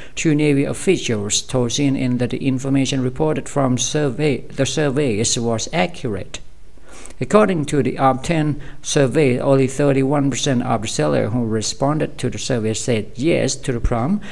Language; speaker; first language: English; non-native, fluent; Thai